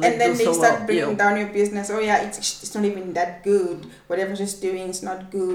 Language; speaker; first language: English; non-native, local second language; Swati